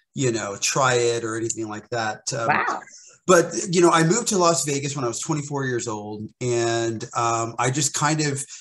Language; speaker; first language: English; native; English